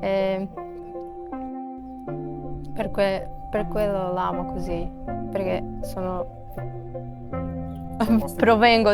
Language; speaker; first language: Italian; non-native, fluent; Macedonian